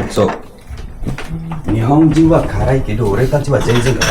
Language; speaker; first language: Japanese; non-native, learner; Indonesian